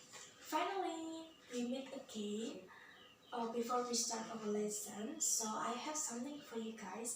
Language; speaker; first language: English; non-native, learner; Indonesian